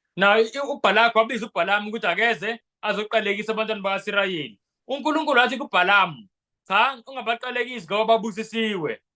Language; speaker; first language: Zulu; non-native, local second language; Xhosa